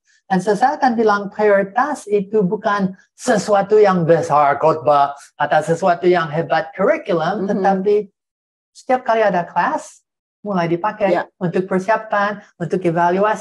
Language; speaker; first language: Indonesian; non-native, fluent; English